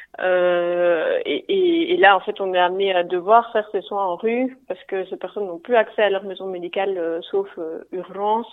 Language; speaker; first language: French; native; French